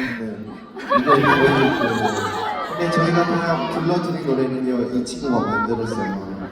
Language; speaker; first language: Korean; non-native, fluent; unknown